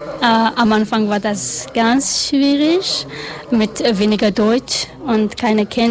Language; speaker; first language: German; non-native, learner; Persian